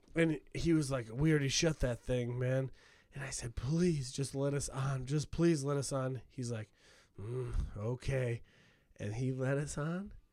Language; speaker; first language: English; native; English